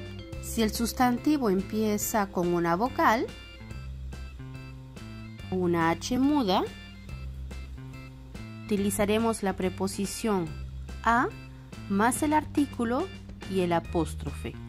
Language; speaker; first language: Spanish; non-native, fluent; French